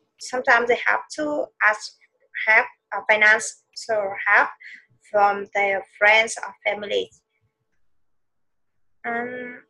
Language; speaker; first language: English; non-native, learner; Vietnamese